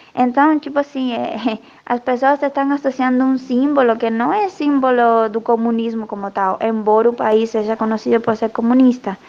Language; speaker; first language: Portuguese; non-native, fluent; Spanish